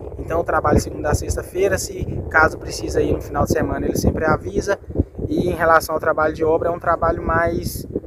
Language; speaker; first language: Portuguese; native; Portuguese